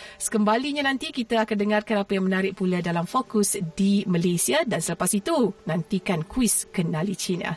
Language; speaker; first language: Malay; native; Malay